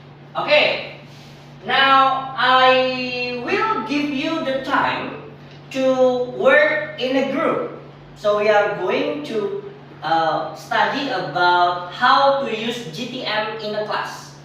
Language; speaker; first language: English; non-native, fluent; Indonesian